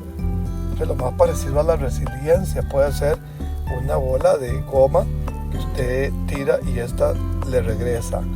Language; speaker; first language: Spanish; native; Spanish